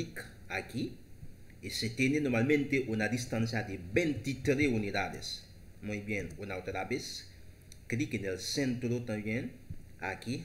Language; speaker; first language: Spanish; non-native, learner; Haitian Creole